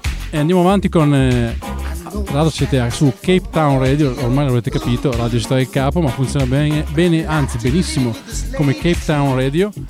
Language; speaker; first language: Italian; native; Italian